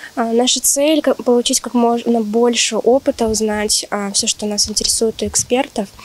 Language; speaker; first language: Russian; non-native, fluent; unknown